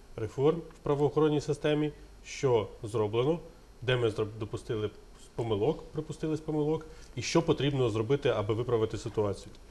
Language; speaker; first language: Ukrainian; native; Ukrainian